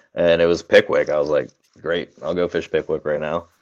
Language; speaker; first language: English; native; English